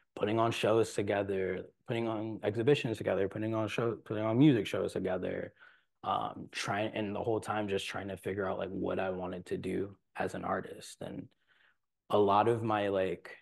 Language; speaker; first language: English; native; English